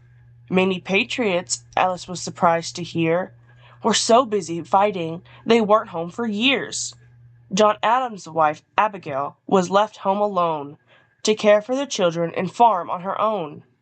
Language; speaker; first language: English; native; English